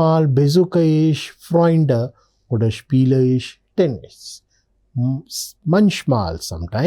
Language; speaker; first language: German; non-native, learner; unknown